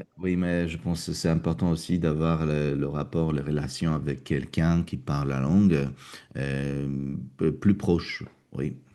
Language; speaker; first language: French; non-native, fluent; Russian